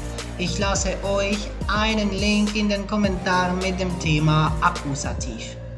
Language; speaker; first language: German; non-native, fluent; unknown